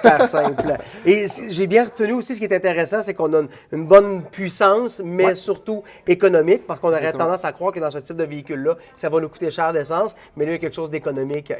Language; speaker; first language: French; native; French